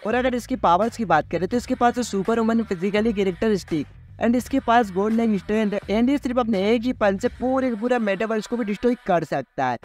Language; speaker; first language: Hindi; native; Hindi